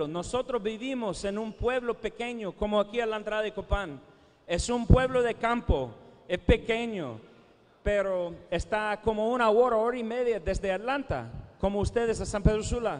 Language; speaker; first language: Spanish; non-native, fluent; English